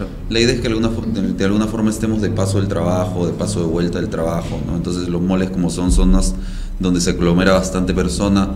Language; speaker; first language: Spanish; native; Spanish